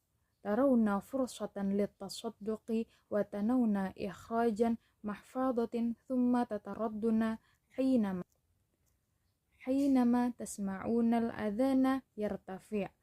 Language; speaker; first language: Arabic; non-native, learner; Indonesian